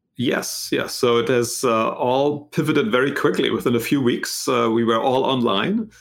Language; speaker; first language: English; non-native, fluent; German